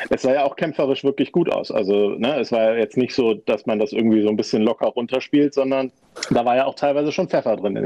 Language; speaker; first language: German; native; German